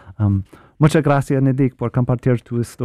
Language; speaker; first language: Spanish; non-native, fluent; English